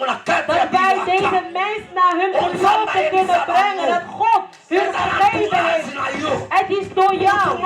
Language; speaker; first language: Dutch; non-native, fluent; Lingala